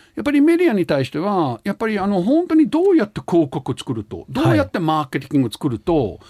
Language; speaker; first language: Japanese; non-native, fluent; German